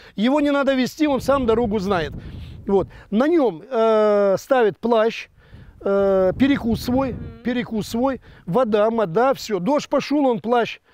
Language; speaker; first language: Russian; non-native, local second language; Crimean Tatar